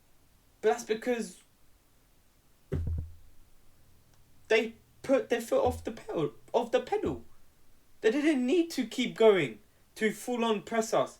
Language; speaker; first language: English; native; English